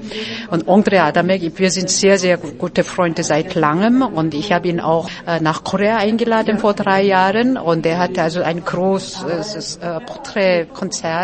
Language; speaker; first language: German; non-native, fluent; Korean